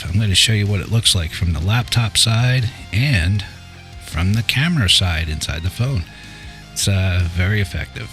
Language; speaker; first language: English; native; English